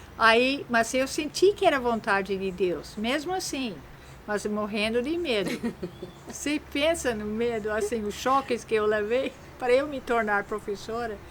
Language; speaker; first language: Portuguese; non-native, fluent; English